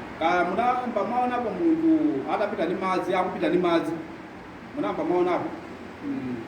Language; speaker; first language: Nyanja; non-native, local second language; Tumbuka